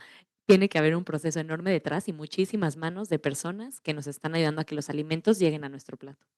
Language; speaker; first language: Spanish; native; Spanish